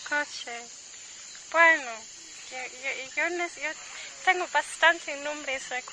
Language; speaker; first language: Spanish; non-native, learner; English